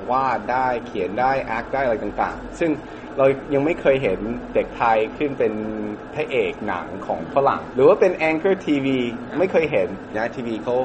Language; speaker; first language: Thai; early bilingual, other home language; English